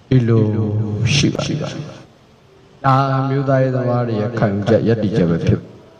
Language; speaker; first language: Burmese; native; Burmese